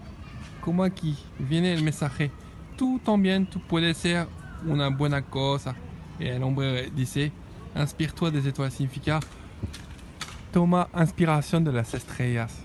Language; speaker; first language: Spanish; non-native, fluent; French